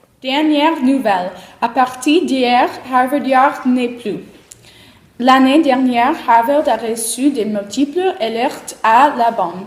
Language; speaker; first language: French; non-native, learner; English